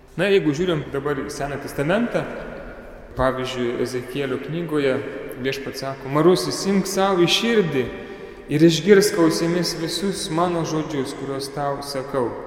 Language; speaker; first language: Lithuanian; native; Lithuanian